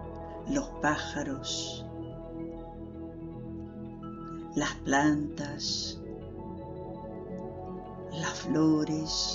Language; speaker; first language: Spanish; non-native, fluent; Portuguese